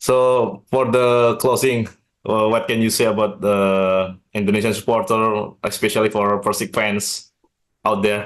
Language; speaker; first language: English; non-native, learner; Indonesian